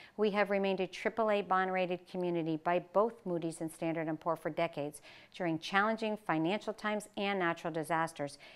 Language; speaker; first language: English; native; English